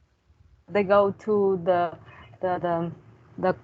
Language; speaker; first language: English; non-native, learner; Vietnamese